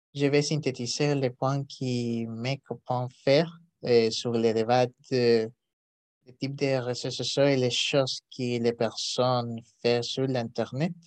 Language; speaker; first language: French; non-native, learner; Spanish